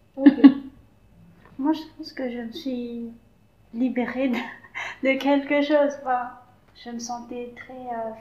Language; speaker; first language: French; non-native, local second language; Malagasy